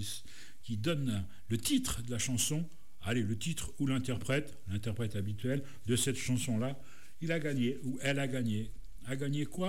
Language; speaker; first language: French; native; French